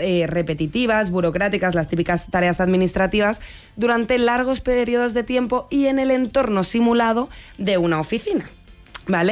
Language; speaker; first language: Spanish; native; Spanish